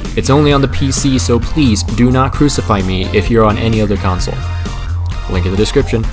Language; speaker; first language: English; native; English